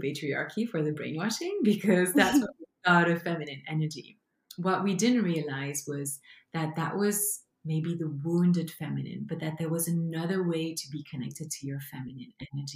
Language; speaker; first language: English; non-native, fluent; French